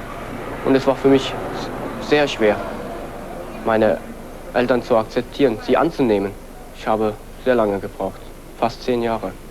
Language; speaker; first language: German; early bilingual, other home language; Korean